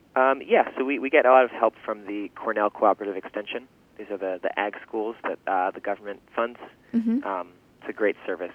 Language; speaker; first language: English; early bilingual, other home language; Yiddish